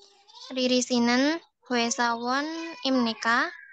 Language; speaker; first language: Korean; non-native, learner; Indonesian